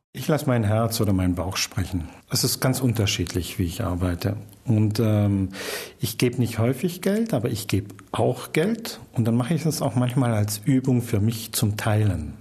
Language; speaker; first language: German; native; German